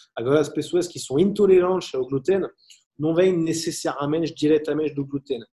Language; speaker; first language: Portuguese; non-native, learner; French